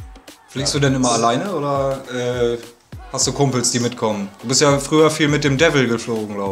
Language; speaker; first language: German; native; German